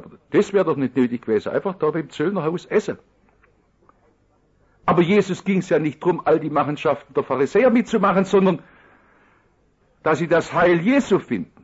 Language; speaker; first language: German; native; German